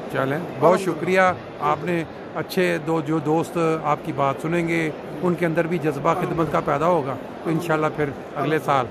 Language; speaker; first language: Urdu; non-native, local second language; Punjabi